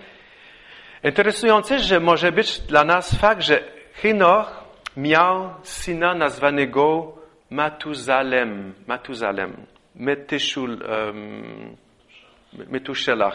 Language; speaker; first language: Polish; non-native, fluent; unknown